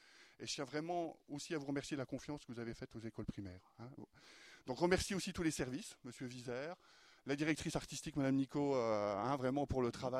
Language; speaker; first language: French; native; French